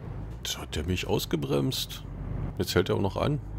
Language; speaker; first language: German; native; German